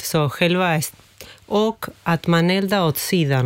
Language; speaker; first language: Swedish; non-native, fluent; Spanish